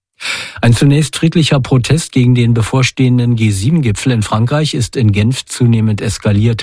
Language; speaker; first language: German; native; German